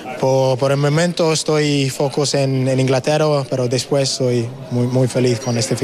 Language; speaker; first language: Spanish; non-native, learner; English